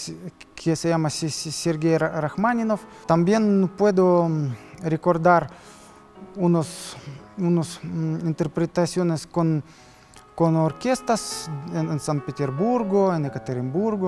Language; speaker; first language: Spanish; non-native, learner; Russian